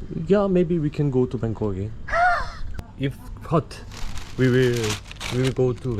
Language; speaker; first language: English; non-native, learner; Korean